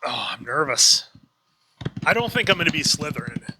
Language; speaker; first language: English; native; English